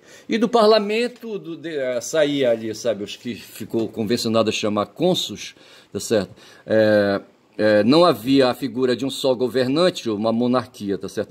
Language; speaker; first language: Portuguese; native; Portuguese